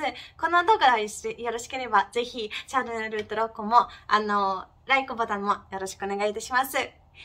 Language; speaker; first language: Japanese; non-native, learner; Ukrainian